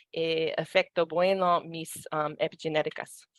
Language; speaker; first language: Spanish; non-native, learner; English